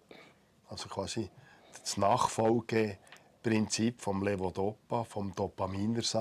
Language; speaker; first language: German; native; German